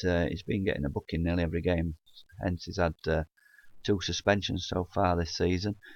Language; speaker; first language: English; native; English